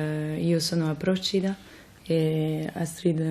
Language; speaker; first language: Italian; non-native, fluent; French